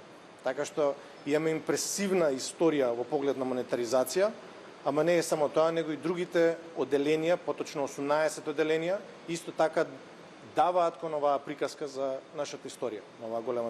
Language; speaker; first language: Macedonian; native; Macedonian